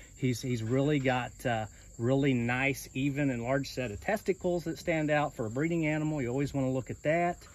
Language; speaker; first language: English; native; English